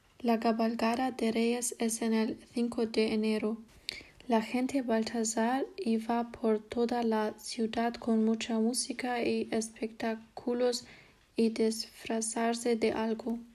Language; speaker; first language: Spanish; non-native, learner; German